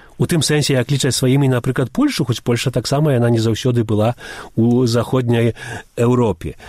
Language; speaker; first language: Belarusian; early bilingual, heritage; Belarusian